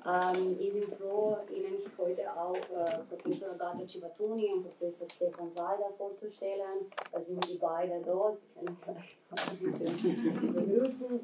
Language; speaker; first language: German; non-native, fluent; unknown